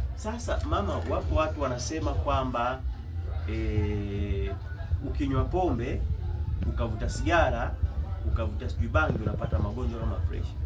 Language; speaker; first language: Swahili; native; Swahili